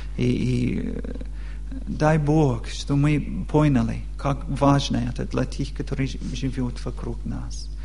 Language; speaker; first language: Russian; non-native, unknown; English